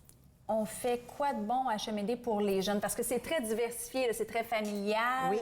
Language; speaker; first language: French; native; French